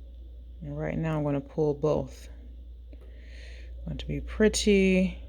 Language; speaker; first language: English; native; English